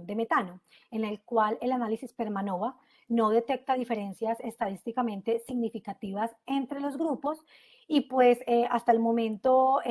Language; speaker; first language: Spanish; native; Spanish